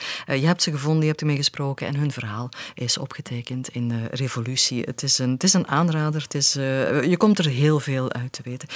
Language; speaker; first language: Dutch; native; Dutch